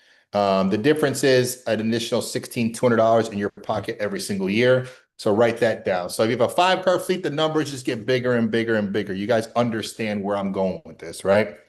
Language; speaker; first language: English; native; English